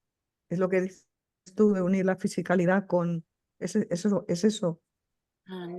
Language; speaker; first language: Spanish; native; Spanish